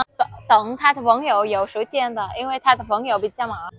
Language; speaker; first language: Chinese; non-native, fluent; Vietnamese